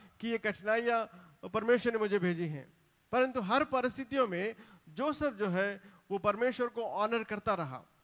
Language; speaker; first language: Hindi; non-native, local second language; Telugu